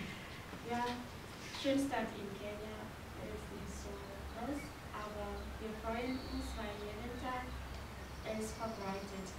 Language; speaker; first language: German; non-native, learner; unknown